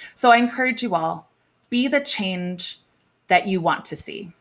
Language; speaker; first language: English; native; English